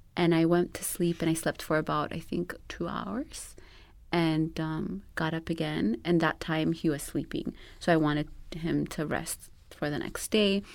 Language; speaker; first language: English; non-native, local second language; Amharic